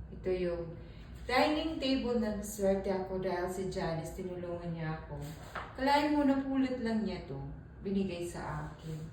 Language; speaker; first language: Filipino; non-native, local second language; Waray